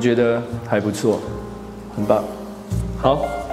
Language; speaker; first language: Chinese; non-native, fluent; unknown